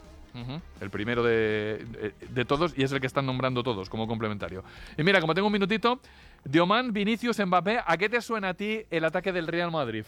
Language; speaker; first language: Spanish; native; Spanish